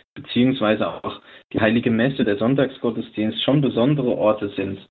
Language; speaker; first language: German; native; German